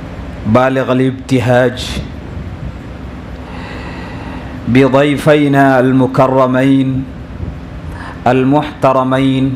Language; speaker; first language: Arabic; non-native, fluent; Urdu